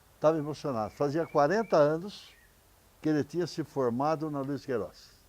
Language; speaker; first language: Portuguese; native; Portuguese